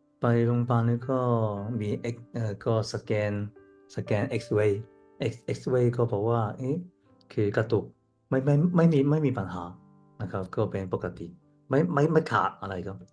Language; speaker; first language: Thai; non-native, learner; Cantonese